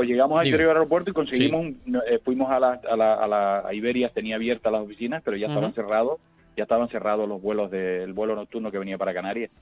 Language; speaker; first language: Spanish; native; Spanish